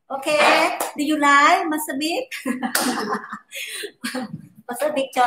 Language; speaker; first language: English; non-native, learner; Thai